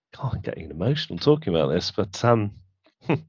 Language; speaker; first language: English; native; English